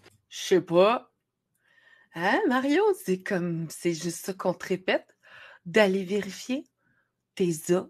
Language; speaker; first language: French; native; French